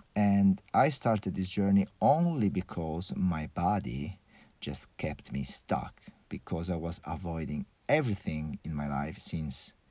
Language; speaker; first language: English; early bilingual, other home language; Italian